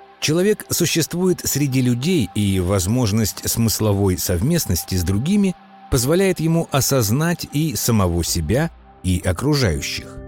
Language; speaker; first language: Russian; native; Russian